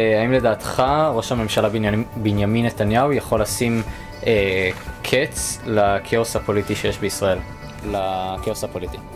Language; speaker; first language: Hebrew; native; Hebrew